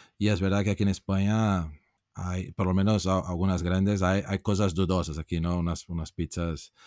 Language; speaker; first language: Spanish; non-native, fluent; Portuguese